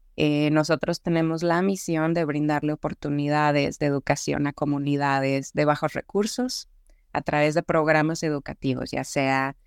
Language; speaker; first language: Spanish; native; Spanish